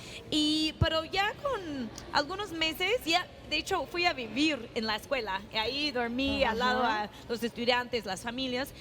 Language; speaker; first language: Spanish; non-native, fluent; English